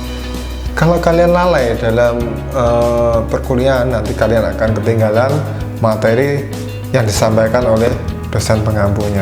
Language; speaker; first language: Indonesian; native; Indonesian